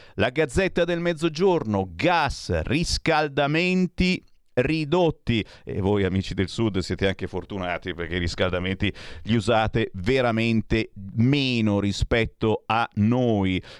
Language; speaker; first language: Italian; non-native, fluent; Portuguese